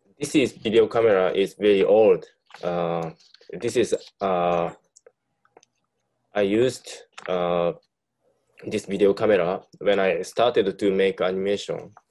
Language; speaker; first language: English; non-native, learner; Japanese